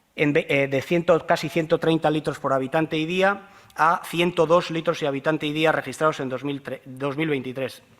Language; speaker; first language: Spanish; native; Spanish